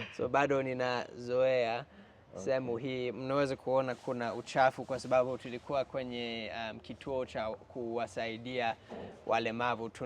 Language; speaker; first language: Swahili; non-native, fluent; English